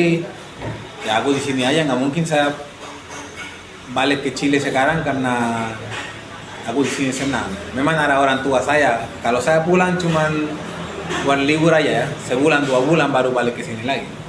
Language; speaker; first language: Indonesian; non-native, fluent; Spanish